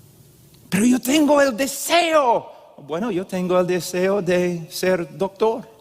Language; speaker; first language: Spanish; non-native, fluent; English